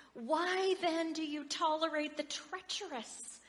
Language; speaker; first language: English; native; English